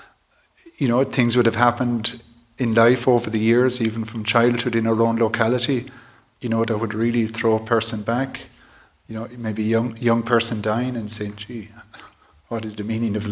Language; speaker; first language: English; native; English